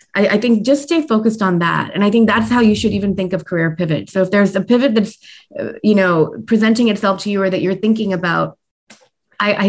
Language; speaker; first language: English; native; English